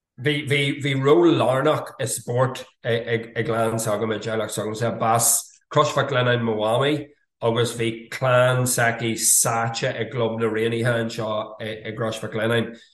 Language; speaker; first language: Irish; non-native, fluent; English